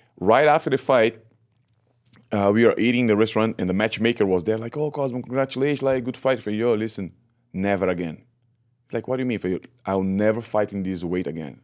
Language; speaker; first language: English; non-native, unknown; Portuguese